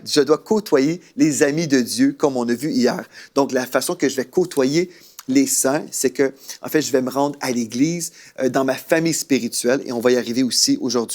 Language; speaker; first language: French; native; French